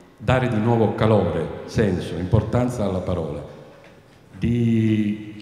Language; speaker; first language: Italian; native; Italian